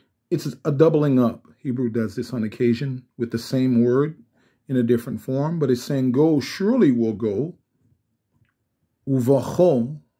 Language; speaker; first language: English; native; English